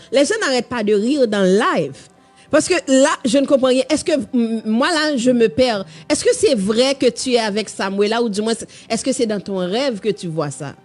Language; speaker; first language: French; non-native, local second language; Haitian Creole